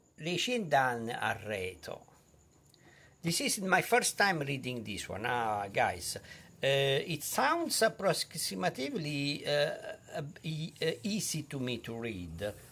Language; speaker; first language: English; non-native, fluent; Italian